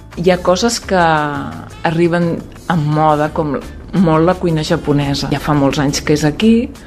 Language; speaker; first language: Catalan; native; Catalan